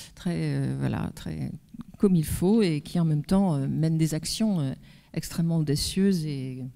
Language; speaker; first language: French; native; French